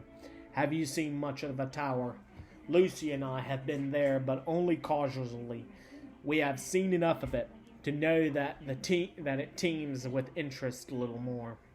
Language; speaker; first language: English; native; English